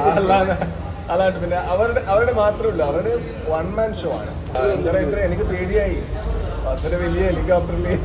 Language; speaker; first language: Malayalam; non-native, local second language; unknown